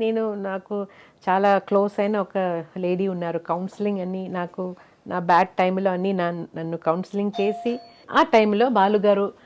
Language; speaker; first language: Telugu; non-native, fluent; Malayalam